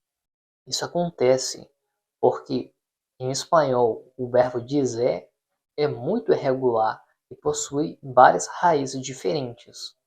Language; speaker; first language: Portuguese; non-native, fluent; Spanish